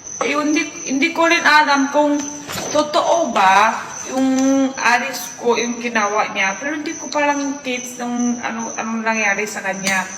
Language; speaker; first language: Filipino; non-native, learner; Chinese